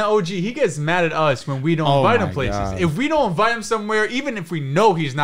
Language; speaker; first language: English; native; English